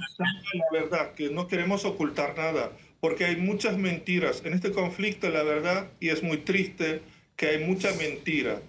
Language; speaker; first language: Spanish; non-native, fluent; Ukrainian